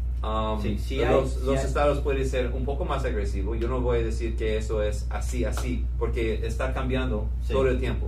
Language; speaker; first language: Spanish; non-native, fluent; English